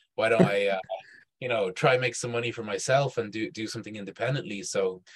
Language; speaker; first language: English; native; English